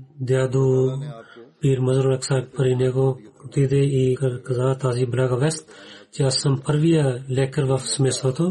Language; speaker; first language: Bulgarian; non-native, learner; Urdu